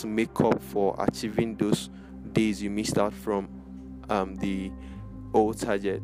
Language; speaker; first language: English; non-native, local second language; Yoruba